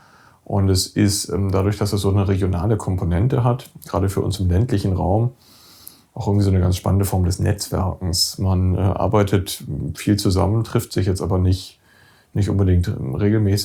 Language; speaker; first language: German; native; German